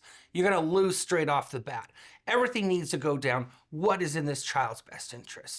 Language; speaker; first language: English; native; English